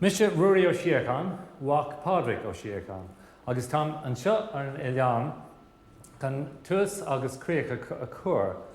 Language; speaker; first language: Irish; non-native, local second language; English